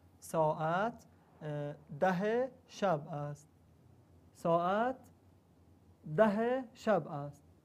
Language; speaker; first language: Persian; non-native, learner; Arabic